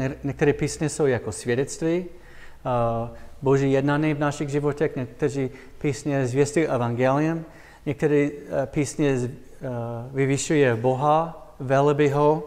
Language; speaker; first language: Czech; non-native, fluent; English